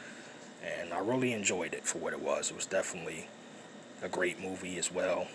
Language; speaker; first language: English; native; English